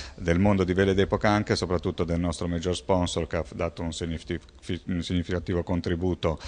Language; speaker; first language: Italian; native; Italian